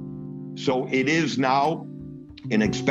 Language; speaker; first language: English; native; English